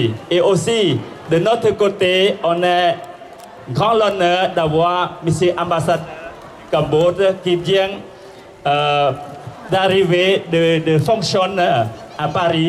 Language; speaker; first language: French; non-native, fluent; Khmer